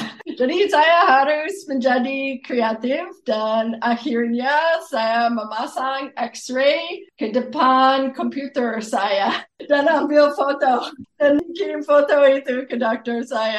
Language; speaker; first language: Indonesian; non-native, fluent; English